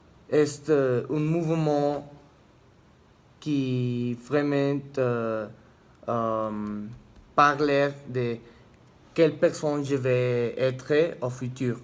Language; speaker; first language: French; non-native, learner; Spanish